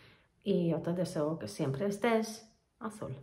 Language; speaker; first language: Spanish; non-native, fluent; Polish